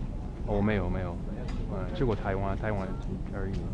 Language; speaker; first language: Cantonese; non-native, learner; English